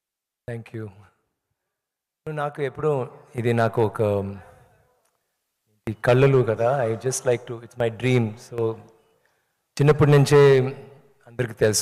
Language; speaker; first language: Telugu; non-native, learner; Tamil